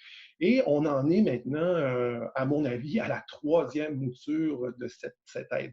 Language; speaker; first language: French; native; French